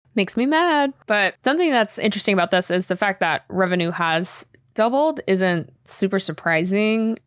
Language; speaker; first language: English; native; English